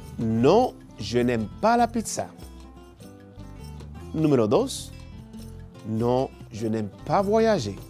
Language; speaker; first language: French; non-native, fluent; Spanish